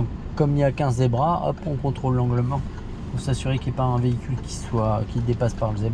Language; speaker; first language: French; native; French